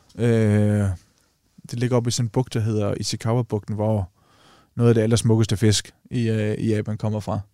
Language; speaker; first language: Danish; native; Danish